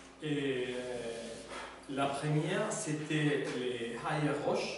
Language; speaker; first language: French; non-native, learner; Spanish